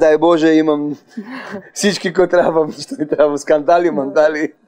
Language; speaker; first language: Bulgarian; non-native, learner; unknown